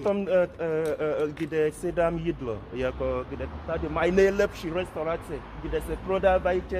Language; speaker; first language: Czech; non-native, learner; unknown